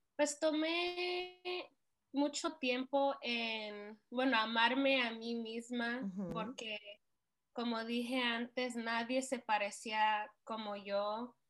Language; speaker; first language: Spanish; early bilingual, heritage; Spanish